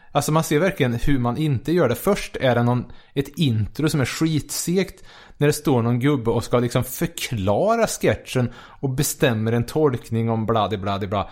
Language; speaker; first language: Swedish; native; Swedish